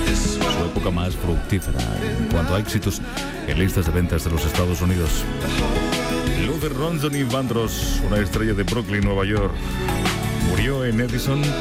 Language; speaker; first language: Spanish; native; Spanish